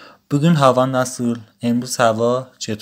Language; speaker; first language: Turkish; non-native, fluent; Persian